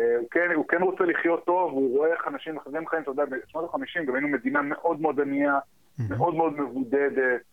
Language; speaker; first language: Hebrew; early bilingual, heritage; Hebrew